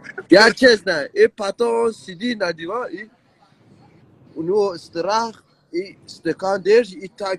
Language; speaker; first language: Russian; non-native, learner; Persian